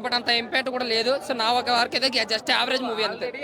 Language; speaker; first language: Telugu; native; Telugu